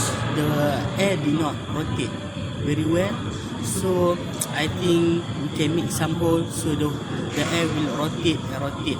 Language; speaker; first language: English; non-native, learner; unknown